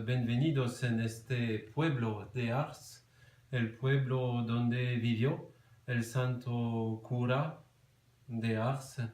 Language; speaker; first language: Spanish; non-native, fluent; French